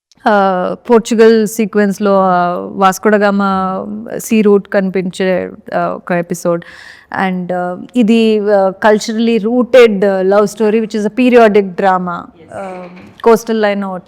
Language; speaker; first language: Telugu; non-native, learner; Kannada